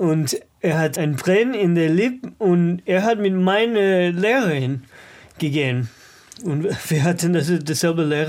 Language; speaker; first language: German; non-native, learner; English